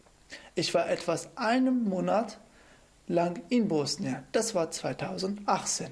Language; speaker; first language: German; non-native, fluent; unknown